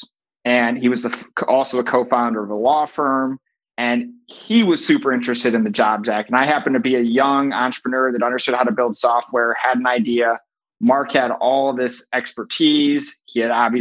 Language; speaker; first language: English; native; English